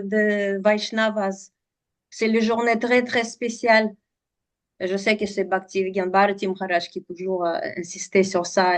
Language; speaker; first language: French; non-native, fluent; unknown